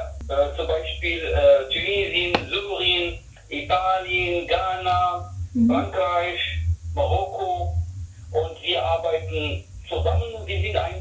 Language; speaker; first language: German; non-native, learner; Arabic